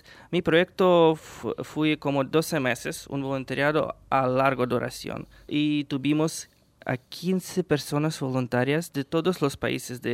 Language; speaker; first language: Spanish; non-native, fluent; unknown